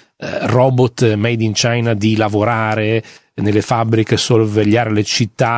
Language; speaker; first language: Italian; native; Italian